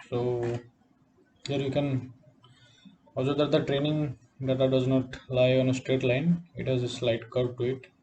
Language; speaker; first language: English; non-native, local second language; Odia